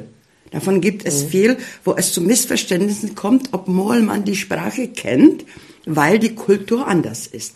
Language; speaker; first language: German; early bilingual, heritage; German